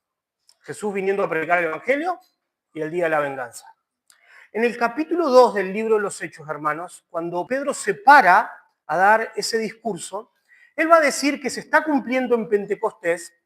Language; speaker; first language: Spanish; native; Spanish